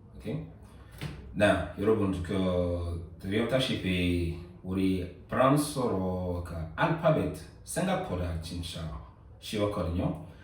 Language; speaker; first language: Korean; non-native, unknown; French